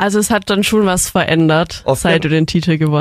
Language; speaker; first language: German; native; German